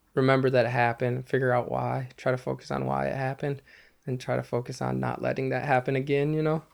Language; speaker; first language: English; native; English